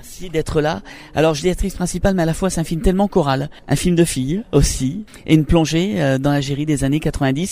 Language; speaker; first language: French; native; French